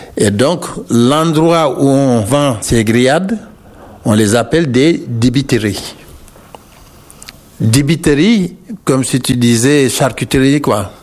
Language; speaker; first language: French; non-native, local second language; Wolof